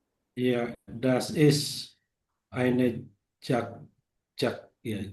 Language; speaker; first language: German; non-native, learner; Indonesian